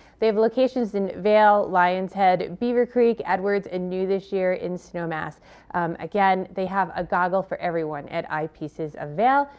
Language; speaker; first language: English; native; English